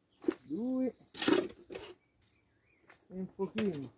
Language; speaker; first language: Italian; native; Italian